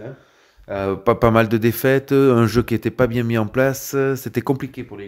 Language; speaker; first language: French; native; French